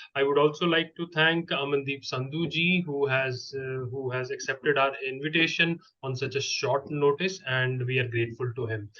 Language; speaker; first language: English; non-native, local second language; Punjabi